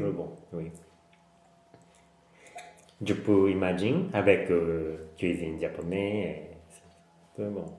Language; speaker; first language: French; non-native, learner; Japanese